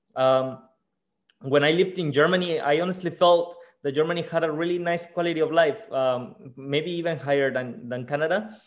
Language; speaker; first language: English; non-native, fluent; Spanish